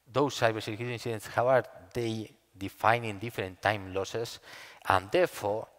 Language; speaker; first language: English; non-native, fluent; Spanish